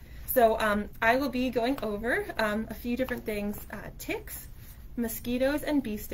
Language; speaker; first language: English; native; English